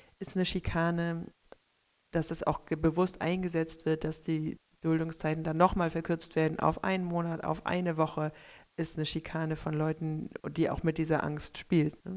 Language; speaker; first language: German; native; German